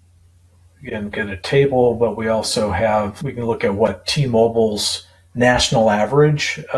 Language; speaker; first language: English; native; English